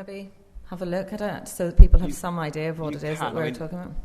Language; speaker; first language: English; native; English